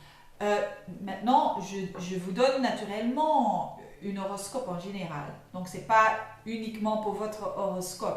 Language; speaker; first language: French; non-native, fluent; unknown